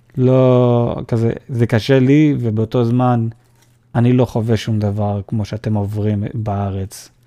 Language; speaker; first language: Hebrew; native; Hebrew